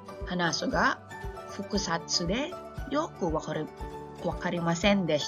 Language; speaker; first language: Japanese; non-native, fluent; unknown